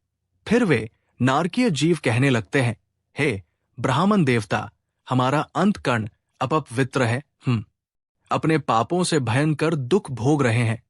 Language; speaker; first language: Hindi; native; Hindi